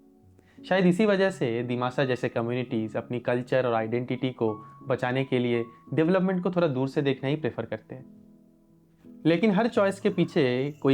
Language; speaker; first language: Hindi; native; Hindi